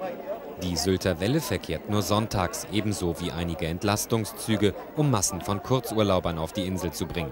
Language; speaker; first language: German; native; German